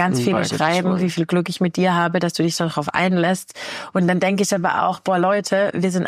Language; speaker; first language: German; native; German